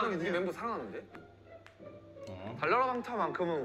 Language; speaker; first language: Korean; native; Korean